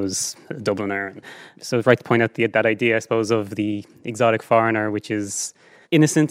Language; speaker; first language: English; native; English